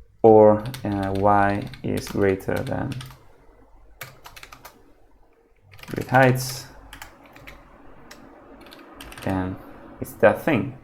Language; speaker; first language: English; non-native, fluent; Spanish